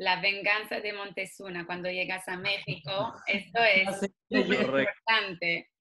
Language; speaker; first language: Spanish; non-native, fluent; Italian